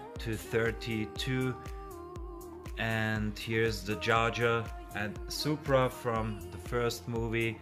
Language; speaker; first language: English; non-native, learner; German